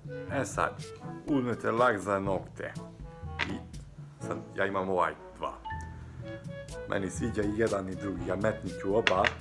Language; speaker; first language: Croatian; non-native, local second language; Hungarian